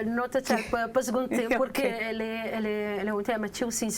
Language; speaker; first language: Portuguese; non-native, local second language; Kabuverdianu